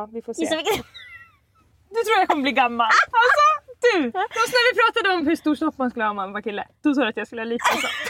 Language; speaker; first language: Swedish; native; Swedish